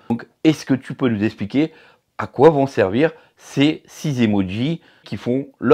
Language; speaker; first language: French; native; French